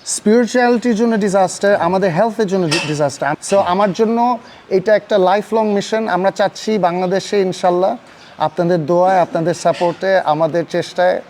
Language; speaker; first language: Bangla; early bilingual, heritage; Bangla